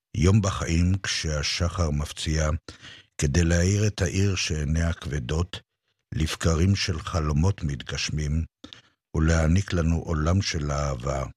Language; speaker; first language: Hebrew; native; Hebrew